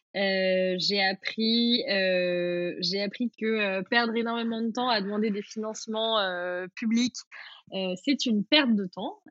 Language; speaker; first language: French; native; French